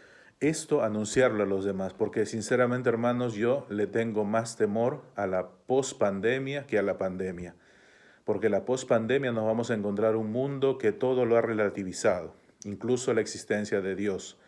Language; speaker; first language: Spanish; native; Spanish